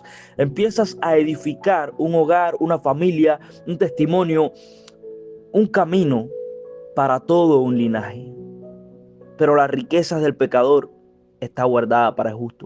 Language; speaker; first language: Spanish; native; Spanish